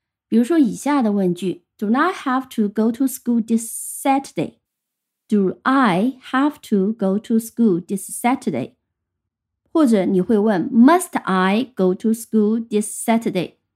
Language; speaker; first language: English; non-native, fluent; Chinese